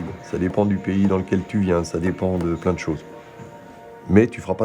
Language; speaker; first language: French; native; French